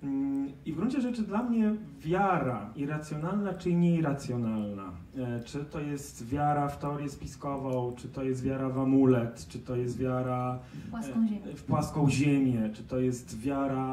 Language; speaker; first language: Polish; native; Polish